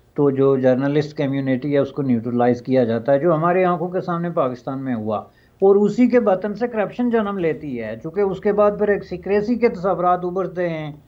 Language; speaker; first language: Urdu; non-native, local second language; Pahari-Potwari